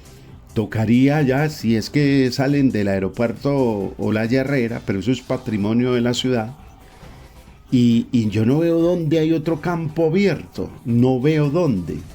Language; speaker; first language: Spanish; native; Spanish